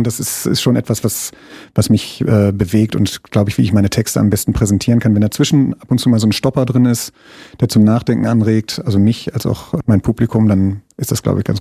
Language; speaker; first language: German; native; German